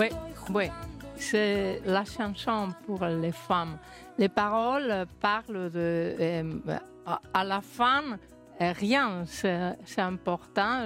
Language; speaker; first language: French; non-native, learner; Spanish